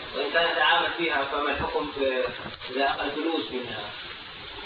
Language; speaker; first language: Arabic; native; Arabic